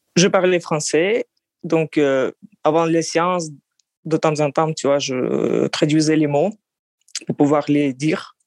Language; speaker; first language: French; non-native, fluent; Russian